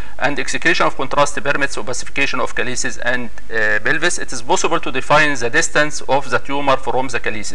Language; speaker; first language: English; non-native, fluent; Arabic